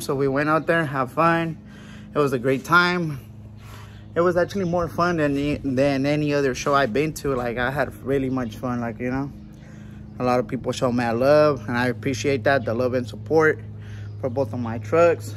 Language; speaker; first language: English; early bilingual, other home language; Spanish